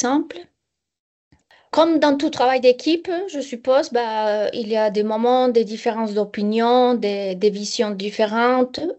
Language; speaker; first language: French; non-native, fluent; Spanish